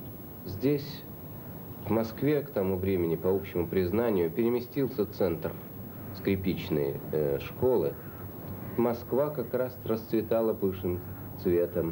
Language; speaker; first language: Russian; native; Russian